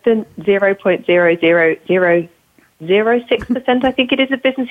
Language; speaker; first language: English; native; English